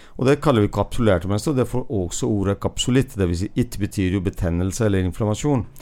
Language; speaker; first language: Norwegian; non-native, fluent; Hindi